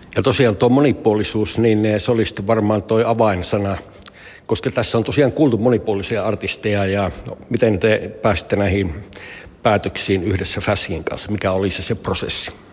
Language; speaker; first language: Finnish; early bilingual, heritage; Finnish